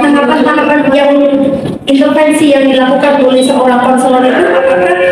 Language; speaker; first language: Indonesian; native; Indonesian